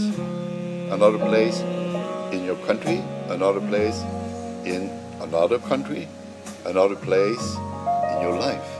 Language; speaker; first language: English; non-native, learner; French